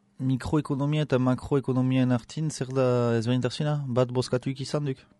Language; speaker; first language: Basque; native; Basque